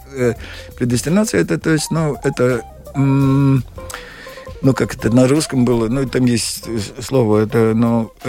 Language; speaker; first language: Russian; non-native, learner; Latvian